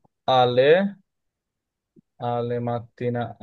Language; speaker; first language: Italian; non-native, learner; Bangla